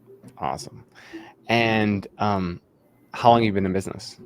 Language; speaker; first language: English; native; English